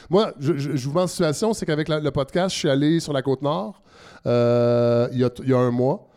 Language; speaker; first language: French; native; French